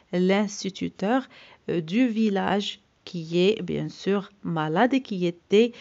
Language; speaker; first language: French; non-native, local second language; Arabic